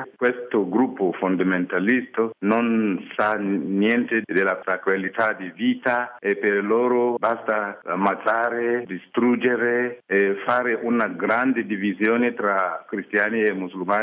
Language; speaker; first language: Italian; non-native, fluent; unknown